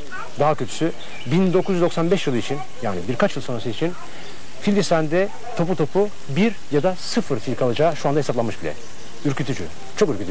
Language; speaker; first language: Turkish; native; Turkish